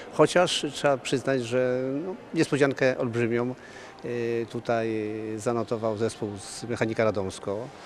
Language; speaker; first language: Polish; native; Polish